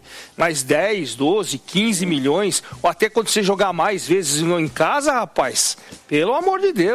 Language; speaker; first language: Portuguese; native; Portuguese